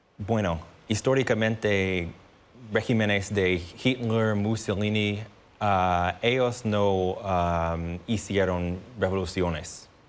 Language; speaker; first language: Spanish; non-native, fluent; English